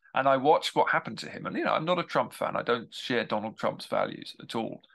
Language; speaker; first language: English; native; English